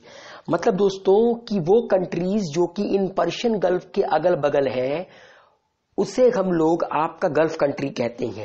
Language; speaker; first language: Hindi; native; Hindi